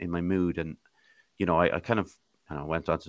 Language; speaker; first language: English; native; English